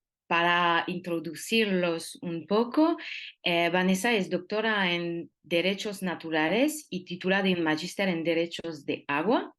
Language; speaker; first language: Spanish; non-native, fluent; French